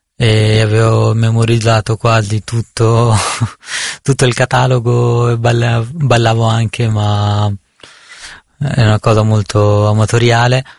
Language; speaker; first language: Italian; early bilingual, other home language; Punjabi